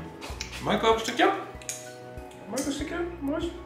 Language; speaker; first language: Dutch; native; Dutch